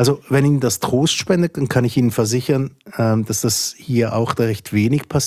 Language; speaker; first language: German; native; German